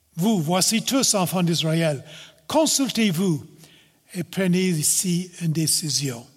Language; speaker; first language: French; non-native, local second language; English